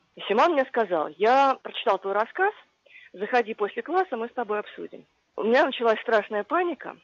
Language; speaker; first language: Russian; native; Russian